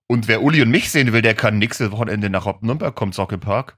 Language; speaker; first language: German; native; German